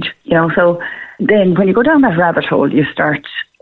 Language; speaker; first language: English; native; English